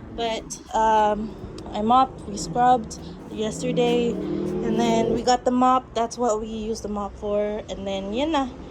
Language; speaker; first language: English; non-native, local second language; Filipino